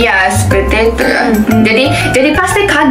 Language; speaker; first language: Indonesian; non-native, learner; Japanese